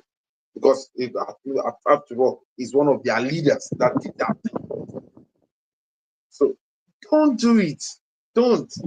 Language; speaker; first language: English; non-native, local second language; Yoruba